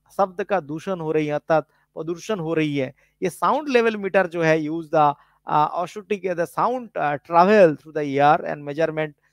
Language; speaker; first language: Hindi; non-native, local second language; Bangla